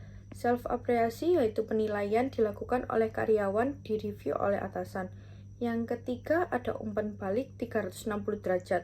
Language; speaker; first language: Indonesian; native; Indonesian